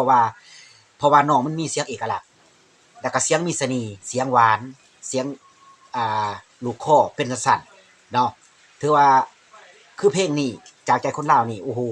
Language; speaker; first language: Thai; non-native, local second language; Lao